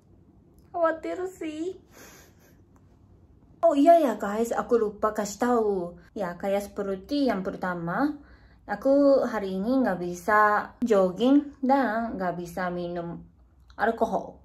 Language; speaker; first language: Indonesian; non-native, learner; Japanese